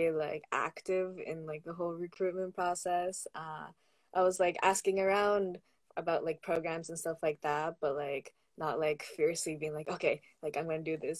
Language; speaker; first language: English; native; English